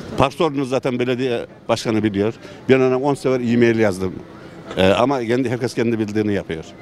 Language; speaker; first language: Turkish; native; Turkish